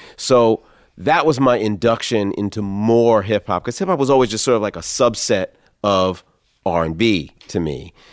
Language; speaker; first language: English; native; English